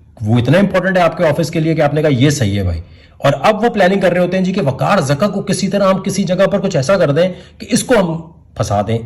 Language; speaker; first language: Urdu; native; Urdu